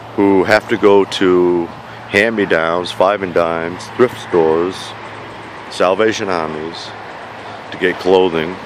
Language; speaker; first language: English; native; English